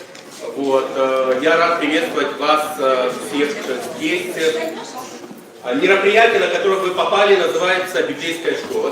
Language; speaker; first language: Russian; native; Russian